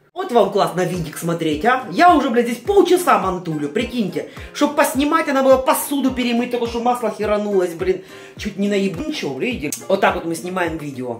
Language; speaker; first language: Russian; native; Russian